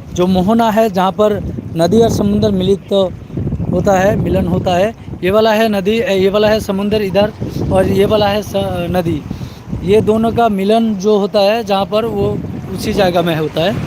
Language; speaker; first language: Hindi; non-native, local second language; Bangla